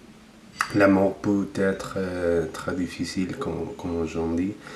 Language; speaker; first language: French; non-native, learner; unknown